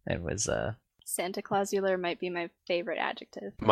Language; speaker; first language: English; native; English